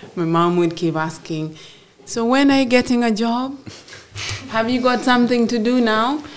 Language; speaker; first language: English; non-native, local second language; Acoli